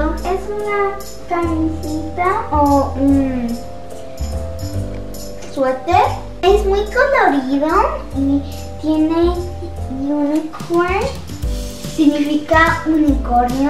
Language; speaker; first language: Spanish; early bilingual, other home language; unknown